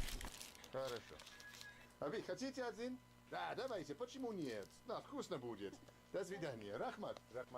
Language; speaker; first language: Russian; non-native, learner; English